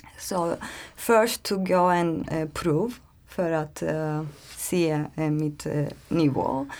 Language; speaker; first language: Swedish; non-native, learner; Turkish